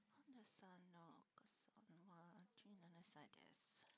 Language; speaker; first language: Japanese; non-native, learner; English